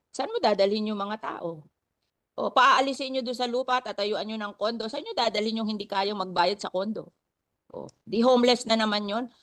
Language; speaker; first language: Filipino; native; Filipino